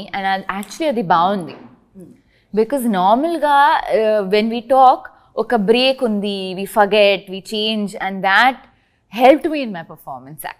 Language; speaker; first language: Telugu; non-native, learner; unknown